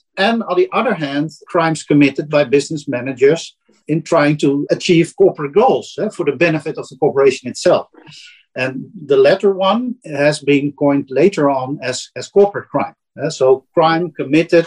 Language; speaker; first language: English; non-native, fluent; Dutch